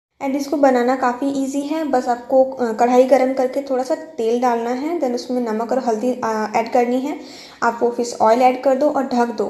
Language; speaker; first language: Hindi; non-native, local second language; Bangla